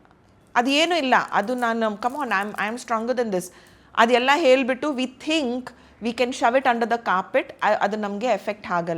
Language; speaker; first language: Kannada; non-native, local second language; Hindi